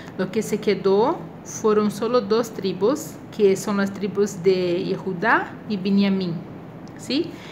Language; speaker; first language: Spanish; non-native, fluent; Portuguese